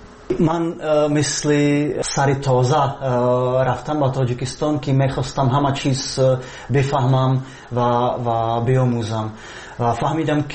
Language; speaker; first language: Persian; non-native, fluent; Czech